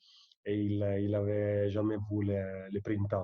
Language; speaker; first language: French; non-native, fluent; Italian